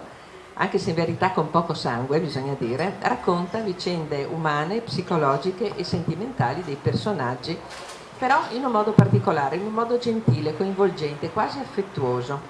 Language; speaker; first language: Italian; native; Italian